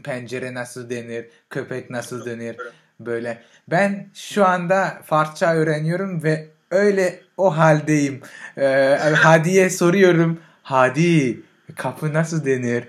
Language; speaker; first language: Turkish; non-native, fluent; French